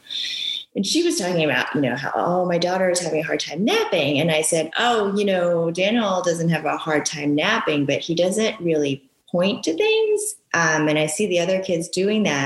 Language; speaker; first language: English; early bilingual, other home language; Japanese